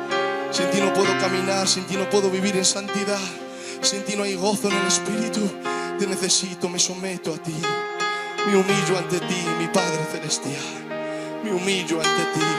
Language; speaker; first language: Spanish; native; Spanish